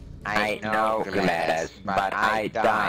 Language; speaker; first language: English; non-native, learner; German